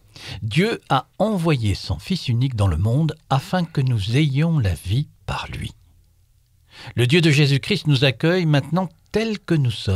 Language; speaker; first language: French; native; French